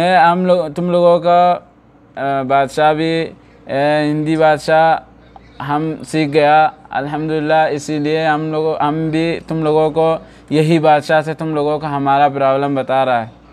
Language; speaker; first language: Hindi; non-native, fluent; Oromo